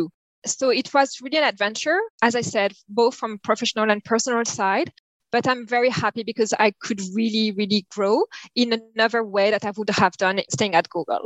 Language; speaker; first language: English; non-native, fluent; French